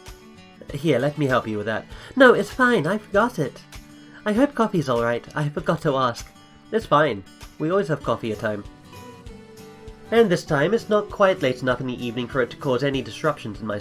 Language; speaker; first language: English; native; English